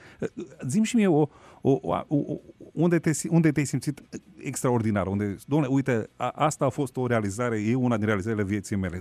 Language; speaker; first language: Romanian; native; Romanian